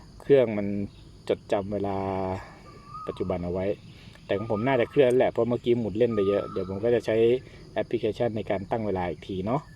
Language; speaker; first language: Thai; native; Thai